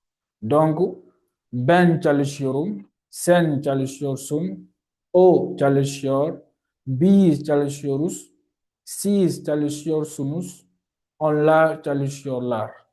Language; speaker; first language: Turkish; non-native, learner; French